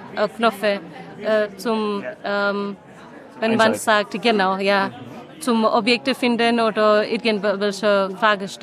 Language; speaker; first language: German; non-native, learner; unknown